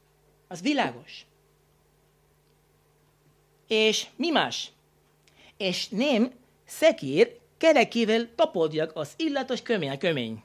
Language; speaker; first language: Hungarian; non-native, learner; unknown